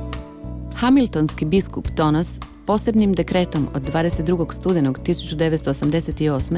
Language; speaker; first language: Croatian; native; Croatian